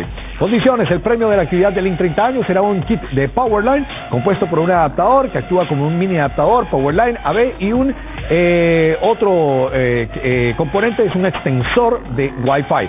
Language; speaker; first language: Spanish; native; Spanish